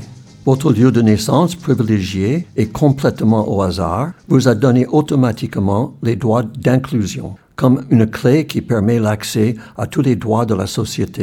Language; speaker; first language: French; non-native, fluent; English